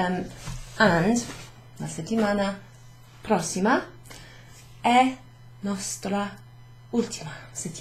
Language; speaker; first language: Italian; non-native, fluent; English